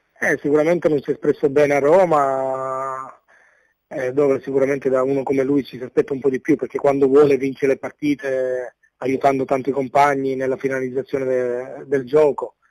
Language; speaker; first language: Italian; native; Italian